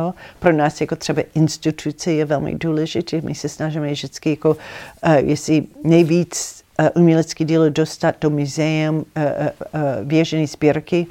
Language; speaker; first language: Czech; non-native, fluent; English